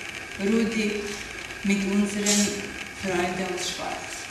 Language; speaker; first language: German; non-native, learner; Serbian